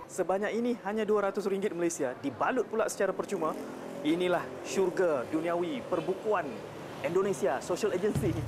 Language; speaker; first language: Malay; native; Malay